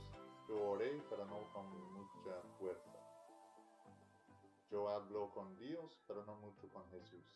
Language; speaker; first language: Spanish; non-native, learner; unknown